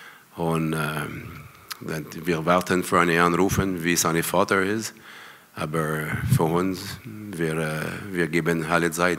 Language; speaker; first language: German; non-native, learner; French